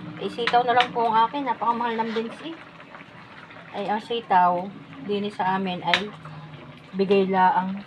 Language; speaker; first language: Filipino; native; Filipino